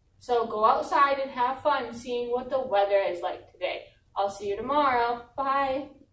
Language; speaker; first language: English; native; English